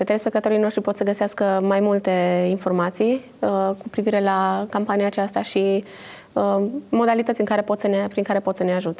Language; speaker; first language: Romanian; native; Romanian